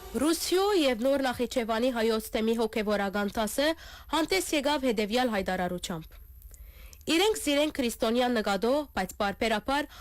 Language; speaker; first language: Armenian; early bilingual, heritage; Armenian